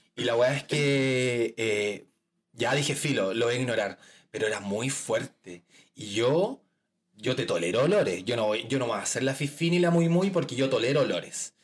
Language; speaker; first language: Spanish; native; Spanish